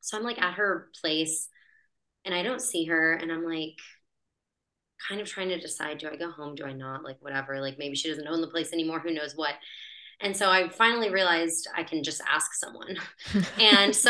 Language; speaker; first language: English; native; English